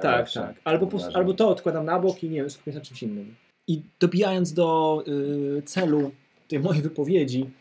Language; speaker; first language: Polish; native; Polish